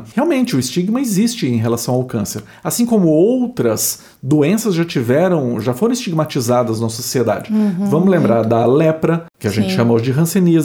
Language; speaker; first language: Portuguese; native; Portuguese